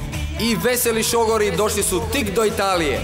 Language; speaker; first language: Serbian; native; Serbian